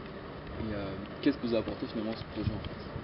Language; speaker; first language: French; native; French